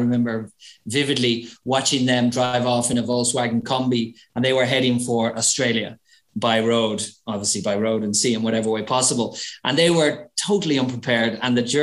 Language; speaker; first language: English; native; English